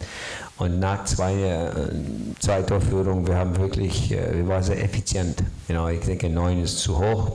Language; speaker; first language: German; non-native, fluent; English